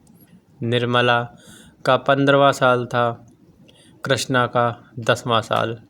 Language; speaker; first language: Hindi; native; Hindi